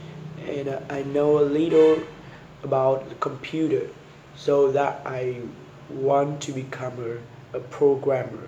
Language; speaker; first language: English; non-native, learner; Vietnamese